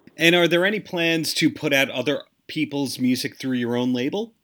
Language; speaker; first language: English; native; English